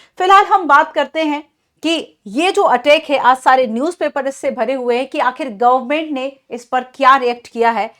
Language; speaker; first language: Hindi; native; Hindi